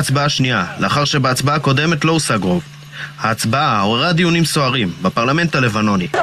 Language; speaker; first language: Hebrew; native; Hebrew